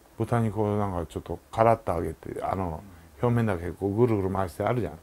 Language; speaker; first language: Japanese; native; Japanese